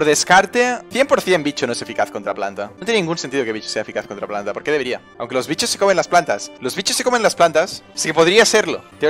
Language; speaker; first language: Spanish; native; Spanish